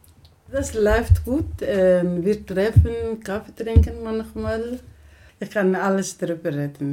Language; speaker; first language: German; non-native, learner; Somali